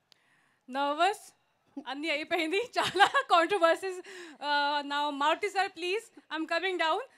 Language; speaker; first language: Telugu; non-native, learner; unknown